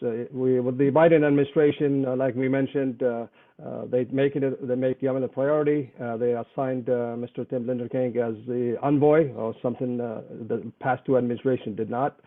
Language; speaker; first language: English; non-native, fluent; Arabic